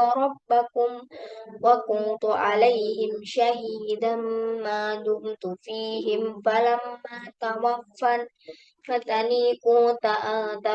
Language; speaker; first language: Arabic; non-native, learner; Indonesian